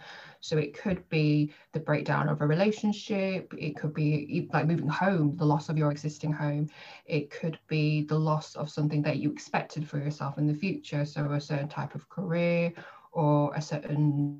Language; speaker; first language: English; native; English